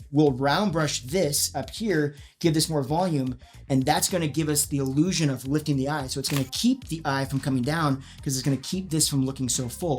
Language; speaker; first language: English; native; English